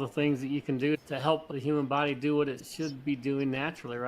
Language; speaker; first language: English; native; English